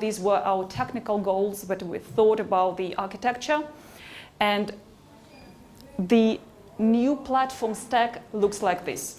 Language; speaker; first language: English; non-native, fluent; Hebrew